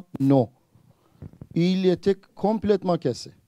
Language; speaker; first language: French; non-native, learner; Persian